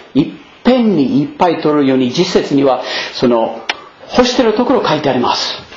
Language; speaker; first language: Japanese; non-native, fluent; English